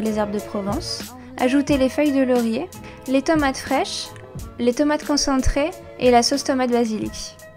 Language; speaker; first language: French; native; French